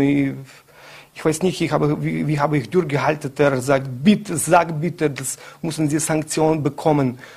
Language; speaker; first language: German; non-native, learner; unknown